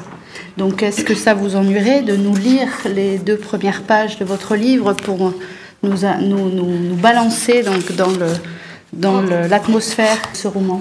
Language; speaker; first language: French; native; French